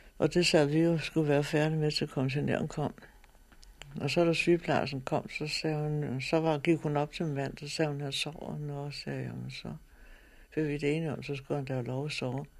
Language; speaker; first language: Danish; native; Danish